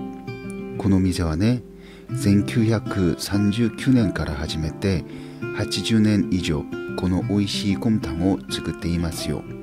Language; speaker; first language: Japanese; non-native, learner; Korean